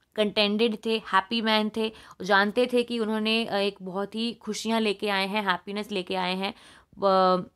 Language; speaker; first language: Hindi; native; Hindi